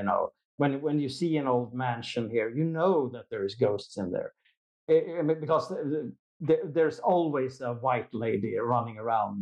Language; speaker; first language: English; non-native, fluent; Swedish